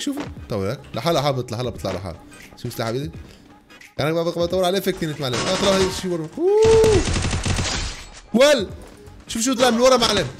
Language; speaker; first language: Arabic; native; Arabic